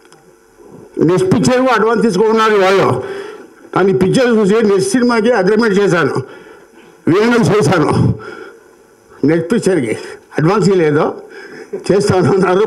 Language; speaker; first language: Telugu; non-native, learner; Kannada